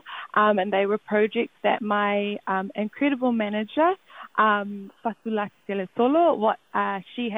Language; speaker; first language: English; native; English